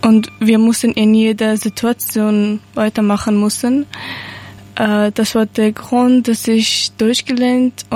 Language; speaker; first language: German; non-native, learner; Persian